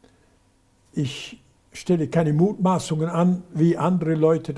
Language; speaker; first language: German; native; German